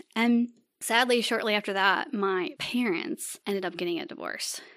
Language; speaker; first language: English; native; English